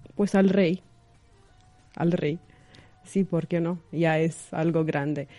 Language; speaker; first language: Spanish; non-native, fluent; Romanian